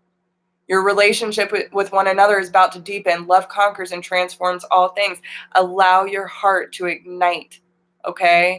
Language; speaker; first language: English; native; English